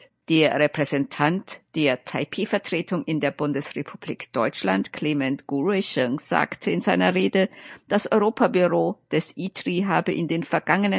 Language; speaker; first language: German; native; German